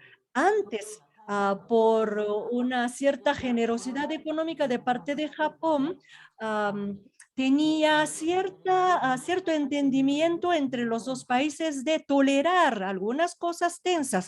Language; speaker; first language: Spanish; non-native, fluent; Japanese